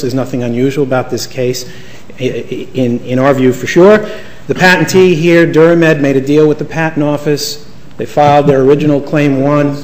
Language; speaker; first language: English; native; English